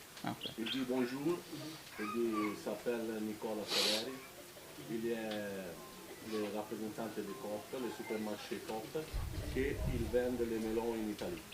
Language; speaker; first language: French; non-native, learner; Italian